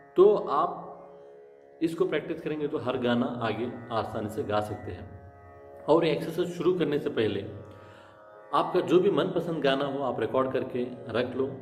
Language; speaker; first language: Hindi; non-native, local second language; Kannada